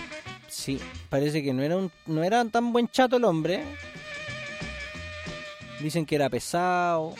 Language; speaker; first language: Spanish; native; Spanish